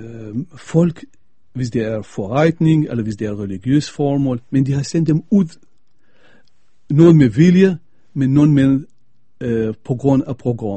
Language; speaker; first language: Danish; non-native, fluent; Arabic